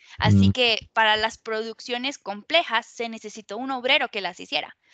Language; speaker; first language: Spanish; native; Spanish